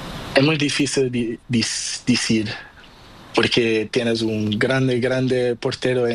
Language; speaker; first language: Spanish; non-native, learner; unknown